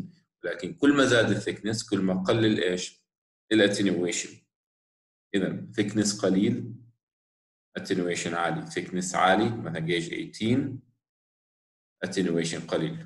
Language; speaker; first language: Arabic; native; Arabic